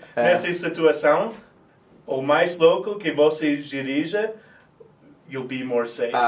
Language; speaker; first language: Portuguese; non-native, fluent; English